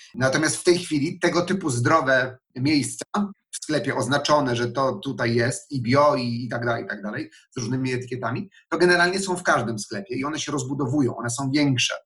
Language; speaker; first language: Polish; native; Polish